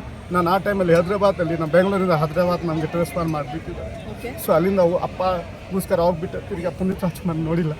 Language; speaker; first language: Kannada; non-native, local second language; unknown